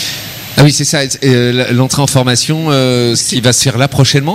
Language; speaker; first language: French; native; French